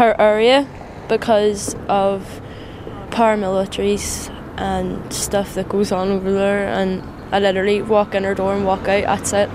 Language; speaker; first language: English; native; English